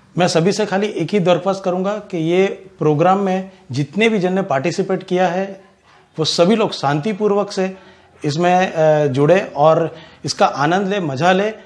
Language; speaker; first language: Hindi; non-native, local second language; Gujarati